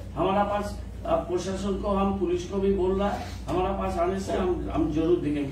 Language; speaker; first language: Hindi; non-native, local second language; Bangla